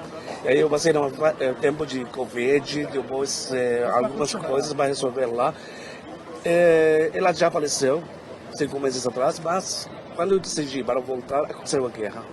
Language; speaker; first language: Portuguese; non-native, fluent; Arabic